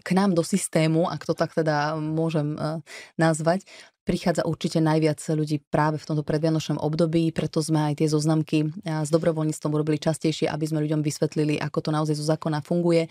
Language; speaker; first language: Slovak; native; Slovak